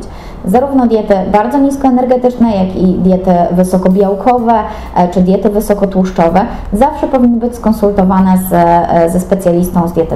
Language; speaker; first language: Polish; native; Polish